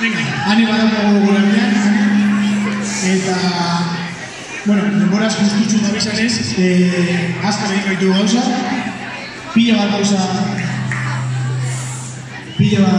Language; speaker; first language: Basque; native; Basque